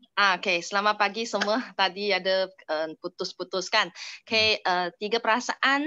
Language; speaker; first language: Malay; non-native, local second language; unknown